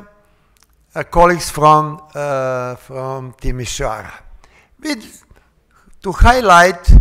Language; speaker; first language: English; non-native, fluent; Serbian